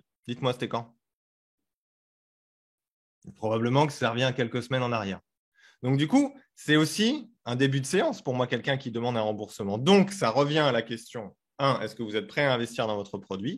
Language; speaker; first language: French; native; French